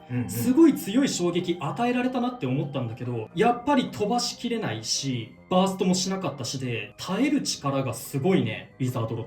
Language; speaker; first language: Japanese; native; Japanese